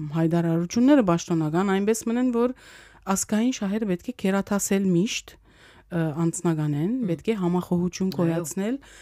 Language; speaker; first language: Armenian; early bilingual, heritage; Armenian